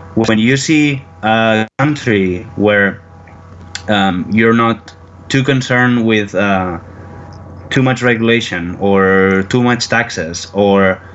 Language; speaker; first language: English; non-native, fluent; Spanish